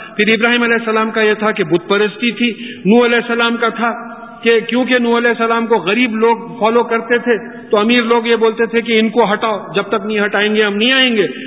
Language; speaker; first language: Urdu; native; Urdu